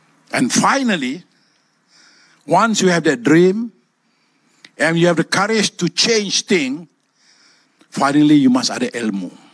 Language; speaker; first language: English; non-native, local second language; Malay